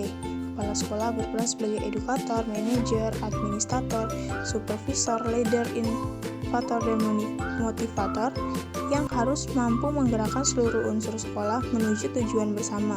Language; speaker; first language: Indonesian; native; Indonesian